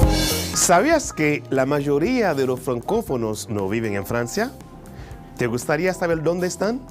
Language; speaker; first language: Spanish; non-native, fluent; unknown